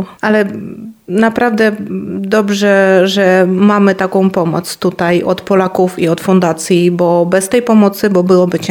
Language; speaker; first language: Polish; non-native, fluent; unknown